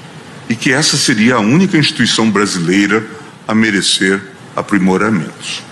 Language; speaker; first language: Portuguese; native; Portuguese